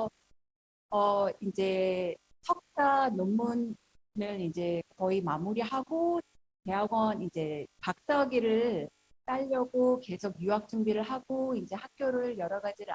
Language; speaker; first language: Korean; early bilingual, heritage; Korean